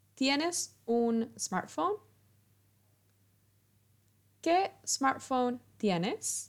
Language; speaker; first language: Spanish; non-native, fluent; English